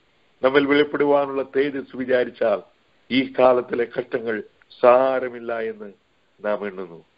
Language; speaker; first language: Malayalam; native; Malayalam